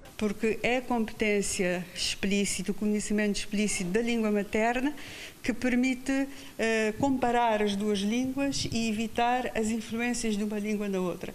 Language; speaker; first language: Portuguese; non-native, local second language; Kabuverdianu